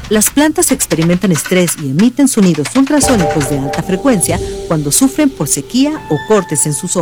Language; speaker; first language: Spanish; native; Spanish